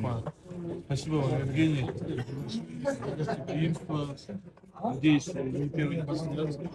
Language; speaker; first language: Russian; non-native, local second language; Kyrgyz